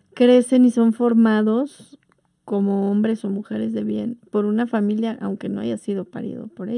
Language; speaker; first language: Spanish; native; Spanish